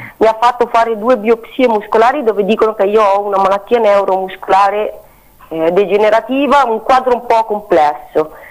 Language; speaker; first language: Italian; native; Italian